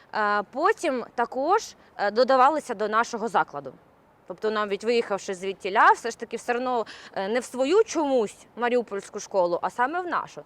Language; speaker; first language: Ukrainian; native; Ukrainian